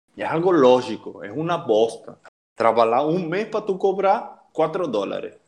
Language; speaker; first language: Portuguese; non-native, fluent; Spanish